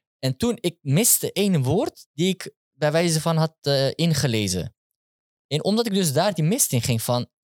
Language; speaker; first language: Dutch; early bilingual, other home language; Turkish